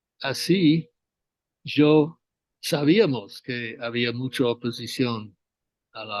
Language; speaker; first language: Spanish; non-native, fluent; English